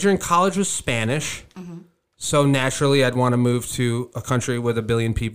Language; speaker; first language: English; native; English